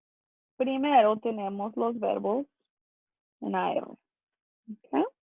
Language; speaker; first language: Spanish; non-native, fluent; English